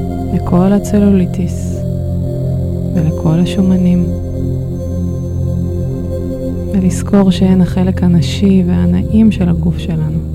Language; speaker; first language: Hebrew; native; Hebrew